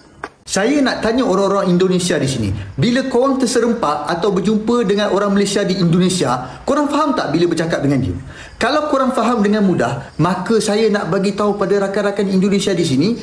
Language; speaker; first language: Malay; native; Malay